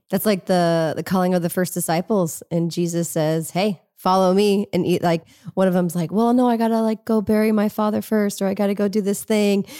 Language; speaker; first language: English; native; English